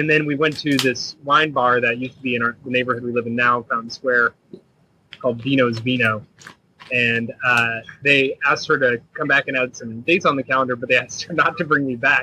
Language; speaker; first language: English; native; English